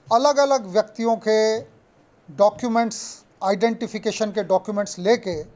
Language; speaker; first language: Hindi; non-native, local second language; Gujarati